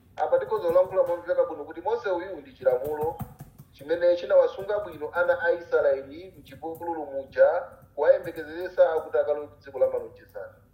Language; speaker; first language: Nyanja; non-native, local second language; Tumbuka